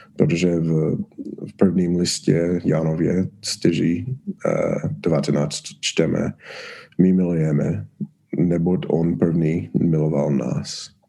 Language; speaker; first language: Czech; non-native, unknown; English